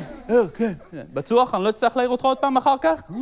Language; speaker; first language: Hebrew; native; Hebrew